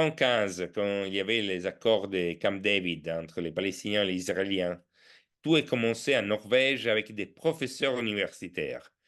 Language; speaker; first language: French; non-native, fluent; Italian